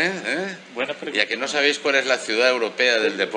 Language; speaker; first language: Spanish; native; Spanish